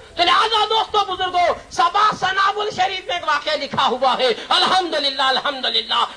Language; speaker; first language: Urdu; native; Urdu